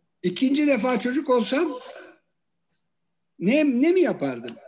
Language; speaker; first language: Turkish; native; Turkish